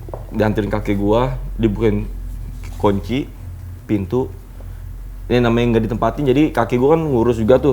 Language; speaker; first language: Indonesian; native; Indonesian